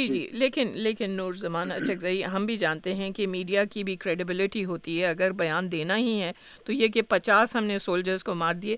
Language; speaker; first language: Urdu; native; Urdu